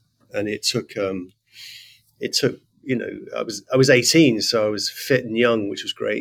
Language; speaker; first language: English; native; English